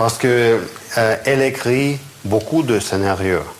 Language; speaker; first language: French; non-native, fluent; Russian